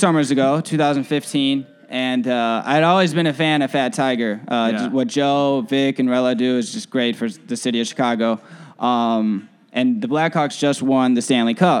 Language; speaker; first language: English; native; English